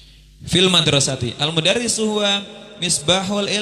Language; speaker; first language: Arabic; non-native, fluent; Indonesian